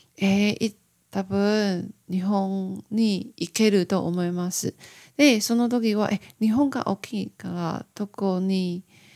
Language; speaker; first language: Japanese; non-native, learner; Chinese